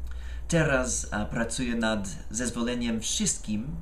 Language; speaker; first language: Polish; non-native, fluent; English